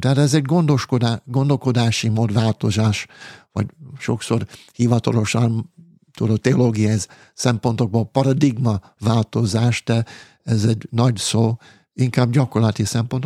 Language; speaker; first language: Hungarian; non-native, fluent; English